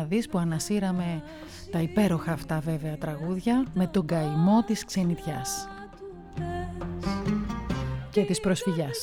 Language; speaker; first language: Greek; native; Greek